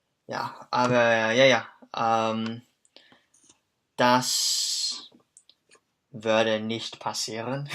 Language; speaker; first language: German; non-native, learner; English